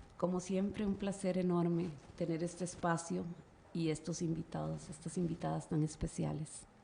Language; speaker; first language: Spanish; native; Spanish